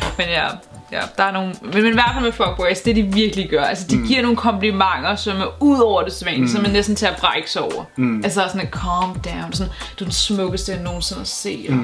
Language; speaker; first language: Danish; native; Danish